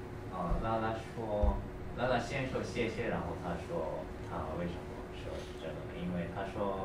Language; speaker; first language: Chinese; non-native, learner; English